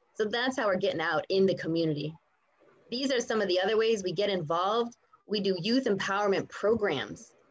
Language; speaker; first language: English; native; English